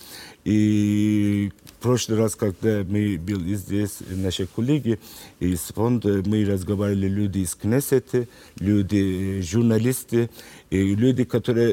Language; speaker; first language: Russian; non-native, learner; Turkish